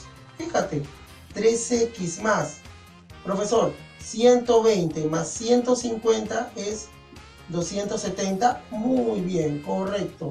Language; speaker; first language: Spanish; native; Spanish